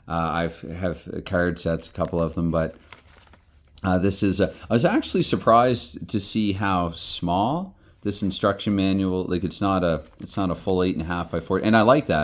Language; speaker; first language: English; native; English